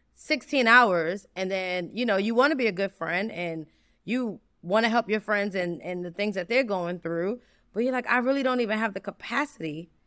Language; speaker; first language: English; native; English